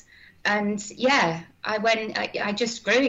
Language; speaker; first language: English; native; English